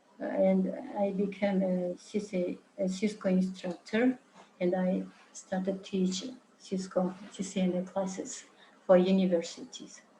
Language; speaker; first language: English; non-native, learner; Mongolian